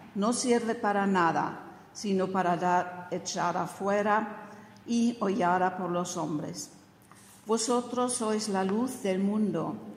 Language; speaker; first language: Spanish; non-native, fluent; German